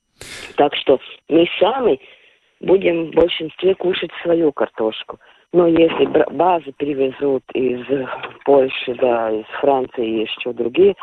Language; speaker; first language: Russian; non-native, local second language; Latvian